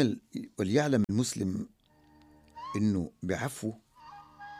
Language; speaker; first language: Arabic; native; Arabic